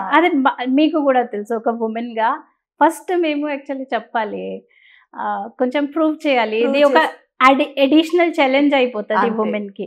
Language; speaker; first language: Telugu; non-native, learner; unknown